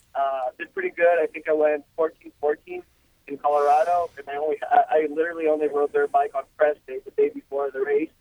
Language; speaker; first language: English; non-native, fluent; Spanish